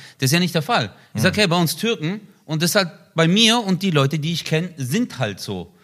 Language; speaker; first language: German; early bilingual, other home language; Turkish